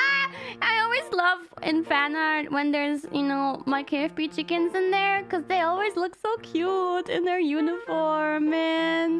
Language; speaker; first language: English; non-native, fluent; German